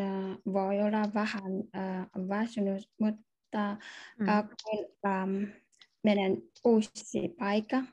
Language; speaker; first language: Finnish; non-native, learner; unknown